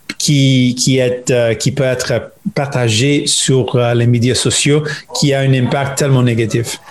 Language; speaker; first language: French; non-native, local second language; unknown